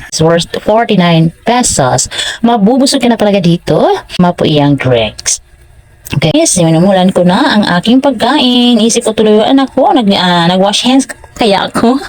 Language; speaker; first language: Filipino; non-native, local second language; Cebuano